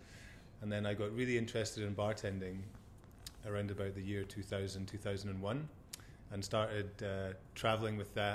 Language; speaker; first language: English; native; English